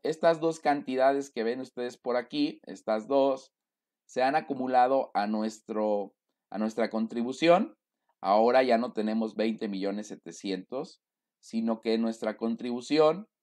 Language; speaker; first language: Spanish; native; Spanish